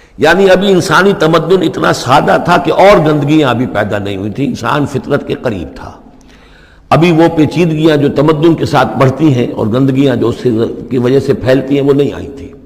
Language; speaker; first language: Urdu; native; Urdu